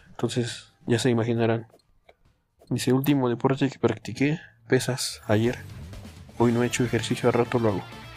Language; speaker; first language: Spanish; native; Spanish